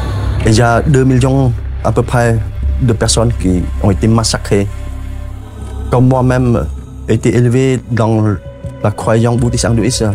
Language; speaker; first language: French; non-native, fluent; Khmer